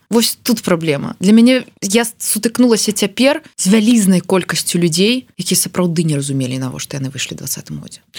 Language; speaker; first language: Belarusian; non-native, local second language; Russian